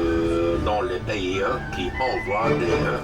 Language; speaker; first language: French; non-native, local second language; Arabic